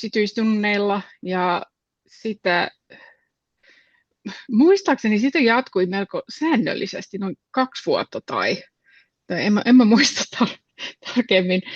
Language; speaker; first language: Finnish; non-native, fluent; English